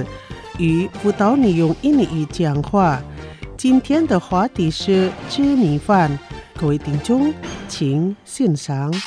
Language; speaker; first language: Chinese; early bilingual, heritage; Chinese